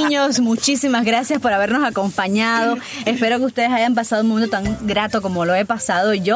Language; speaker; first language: Spanish; native; Spanish